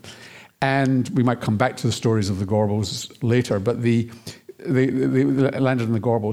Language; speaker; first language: English; native; English